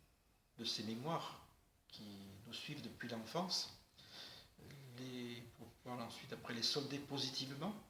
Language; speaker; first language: French; native; French